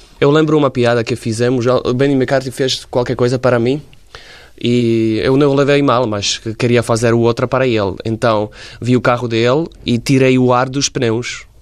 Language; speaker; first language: Portuguese; non-native, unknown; Slovak